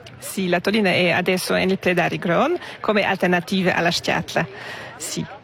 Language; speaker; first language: Italian; non-native, local second language; Romansh